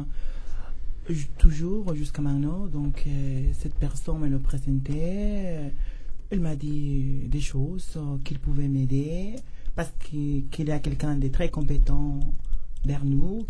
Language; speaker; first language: French; non-native, learner; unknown